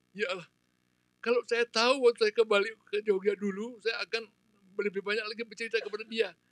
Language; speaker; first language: Indonesian; non-native, local second language; Balinese